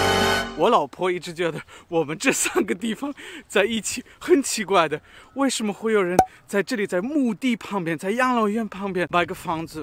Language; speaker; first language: Chinese; non-native, fluent; German